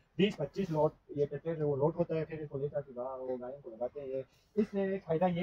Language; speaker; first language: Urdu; non-native, local second language; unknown